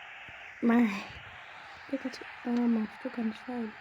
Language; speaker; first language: Greek; native; Greek